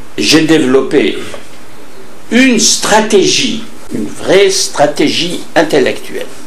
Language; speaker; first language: French; non-native, local second language; Kabyle